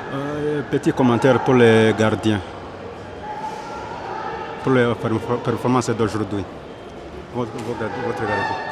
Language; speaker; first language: French; non-native, local second language; Kinyarwanda